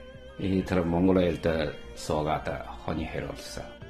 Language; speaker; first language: Mongolian; non-native, local second language; Chinese